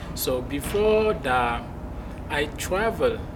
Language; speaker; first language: English; non-native, fluent; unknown